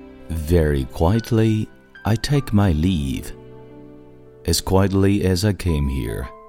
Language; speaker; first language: English; non-native, fluent; Chinese